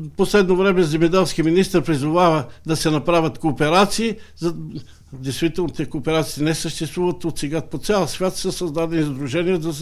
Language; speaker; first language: Bulgarian; native; Bulgarian